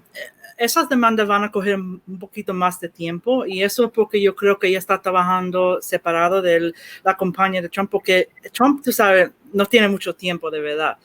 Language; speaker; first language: Spanish; early bilingual, heritage; Spanish